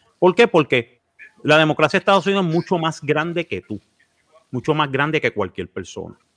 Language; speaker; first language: Spanish; native; Spanish